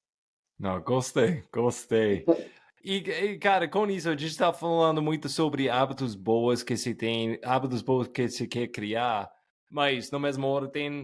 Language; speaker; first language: Portuguese; non-native, fluent; English